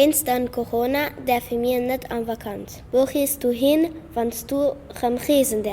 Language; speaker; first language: German; non-native, local second language; Luxembourgish